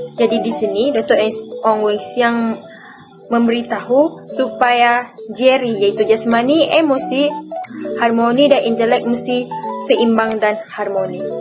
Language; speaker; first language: Malay; native; Malay